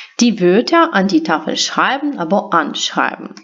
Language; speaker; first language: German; non-native, fluent; Ukrainian